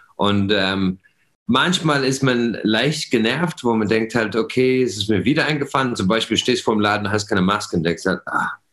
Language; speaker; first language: German; non-native, fluent; English